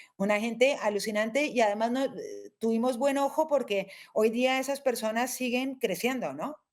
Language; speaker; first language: Spanish; native; Spanish